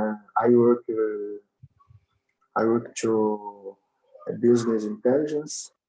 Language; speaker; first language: English; non-native, learner; Portuguese